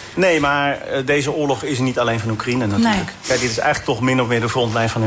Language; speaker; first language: Dutch; native; Dutch